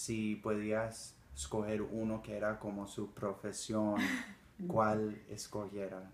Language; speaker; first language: Spanish; early bilingual, heritage; Spanish